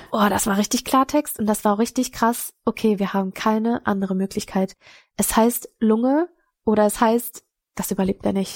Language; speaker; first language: German; native; German